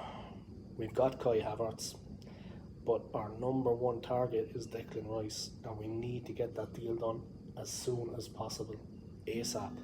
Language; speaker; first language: English; native; English